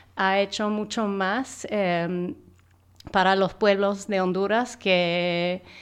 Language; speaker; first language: Spanish; non-native, fluent; English